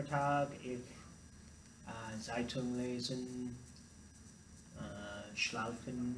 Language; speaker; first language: German; non-native, learner; English